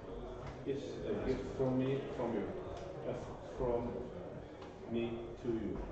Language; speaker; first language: English; non-native, learner; Norwegian